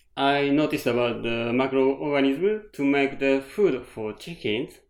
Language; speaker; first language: English; non-native, learner; Japanese